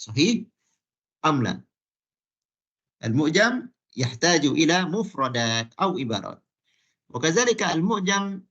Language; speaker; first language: Arabic; non-native, fluent; Malay